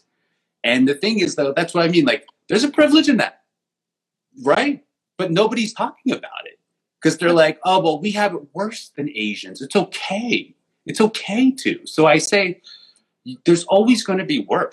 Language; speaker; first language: English; native; English